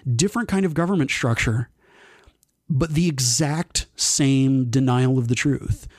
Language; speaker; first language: English; native; English